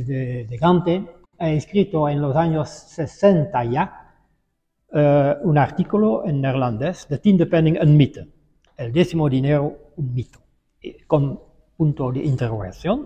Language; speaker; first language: Spanish; non-native, fluent; Dutch